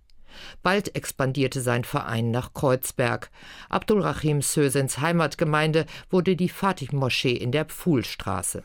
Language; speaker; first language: German; native; German